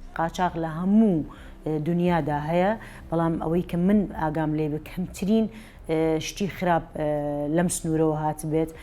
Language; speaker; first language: Central Kurdish; non-native, local second language; Gurani